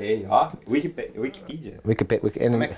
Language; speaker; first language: Portuguese; native; Portuguese